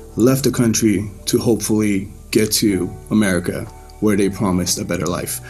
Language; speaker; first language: English; early bilingual, other home language; Persian